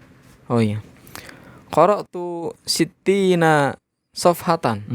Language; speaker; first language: Arabic; non-native, learner; Indonesian